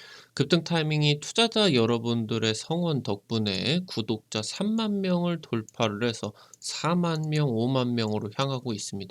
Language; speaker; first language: Korean; native; Korean